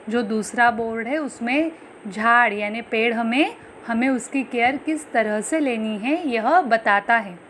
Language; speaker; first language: Hindi; non-native, local second language; Marathi